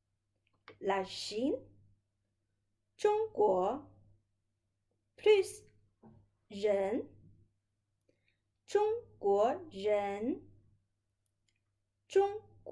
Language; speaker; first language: French; non-native, fluent; Chinese